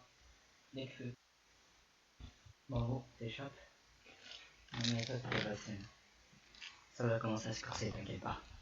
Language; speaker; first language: French; native; French